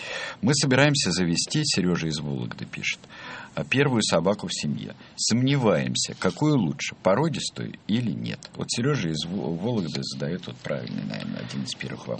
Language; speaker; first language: Russian; native; Russian